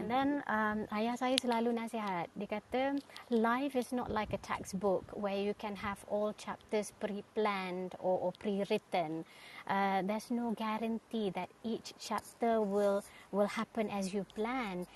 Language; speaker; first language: English; non-native, local second language; Malay